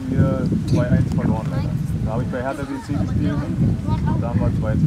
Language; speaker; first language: German; native; German